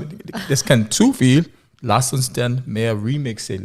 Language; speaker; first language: German; non-native, learner; English